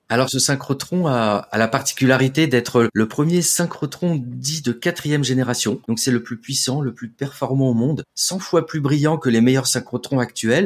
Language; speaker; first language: French; native; French